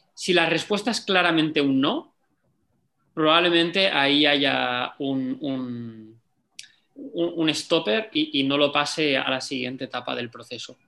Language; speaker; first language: Spanish; native; Spanish